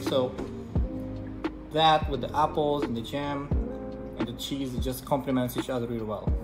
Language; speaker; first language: English; non-native, local second language; Filipino